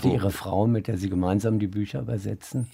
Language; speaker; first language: German; native; German